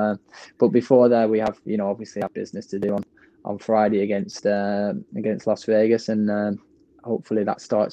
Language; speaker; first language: English; native; English